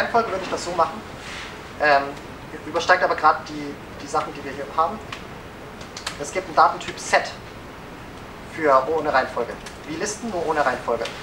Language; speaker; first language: German; native; German